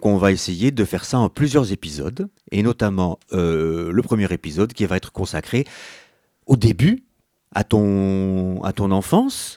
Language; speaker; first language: French; native; French